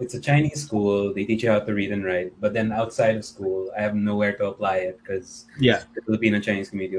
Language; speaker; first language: English; non-native, local second language; Filipino